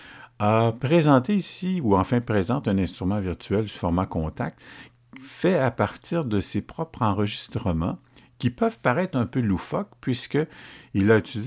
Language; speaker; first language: French; native; French